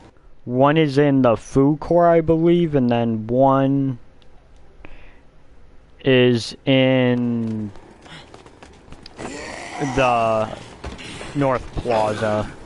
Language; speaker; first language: English; native; English